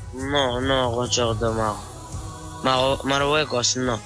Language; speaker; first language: Spanish; non-native, learner; Arabic